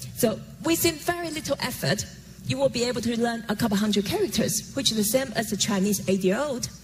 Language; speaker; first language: English; non-native, fluent; Chinese